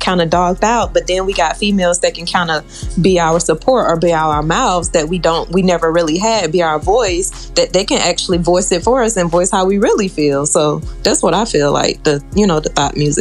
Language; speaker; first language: English; native; English